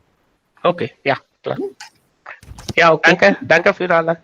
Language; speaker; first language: German; non-native, learner; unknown